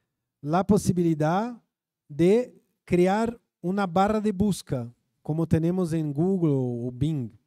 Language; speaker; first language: Spanish; non-native, fluent; Portuguese